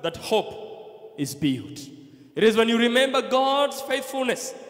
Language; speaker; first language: English; non-native, local second language; Swahili